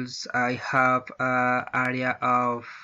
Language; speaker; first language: English; non-native, learner; Spanish